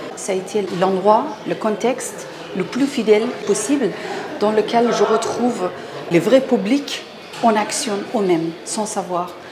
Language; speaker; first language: French; non-native, fluent; Persian